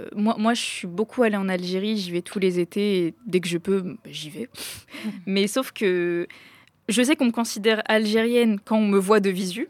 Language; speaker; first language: French; native; French